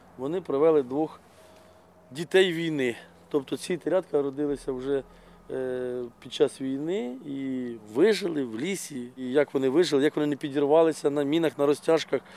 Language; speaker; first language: Ukrainian; non-native, local second language; Russian